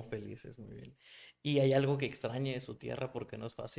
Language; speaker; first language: Spanish; native; Spanish